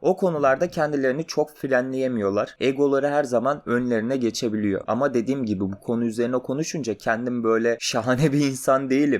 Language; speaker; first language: Turkish; native; Turkish